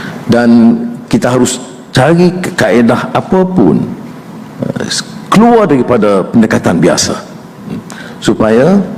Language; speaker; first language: Malay; native; Malay